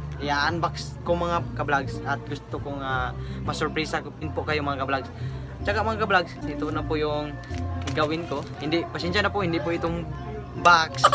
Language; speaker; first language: Filipino; non-native, local second language; Cebuano